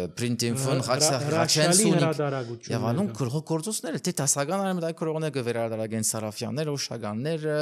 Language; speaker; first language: Armenian; early bilingual, heritage; Armenian